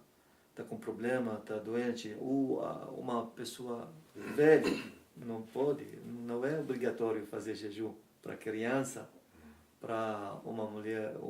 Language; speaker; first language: Portuguese; non-native, learner; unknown